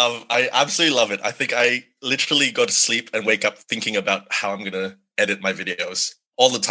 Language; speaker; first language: English; non-native, local second language; Malay